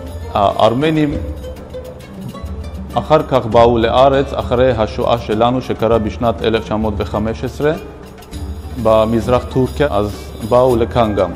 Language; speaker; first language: Hebrew; non-native, local second language; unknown